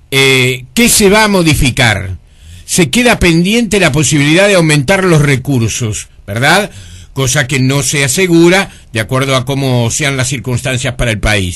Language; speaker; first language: Spanish; native; Spanish